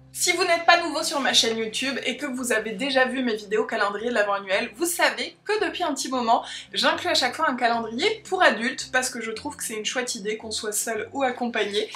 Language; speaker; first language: French; native; French